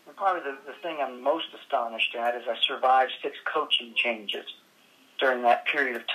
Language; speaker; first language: English; native; English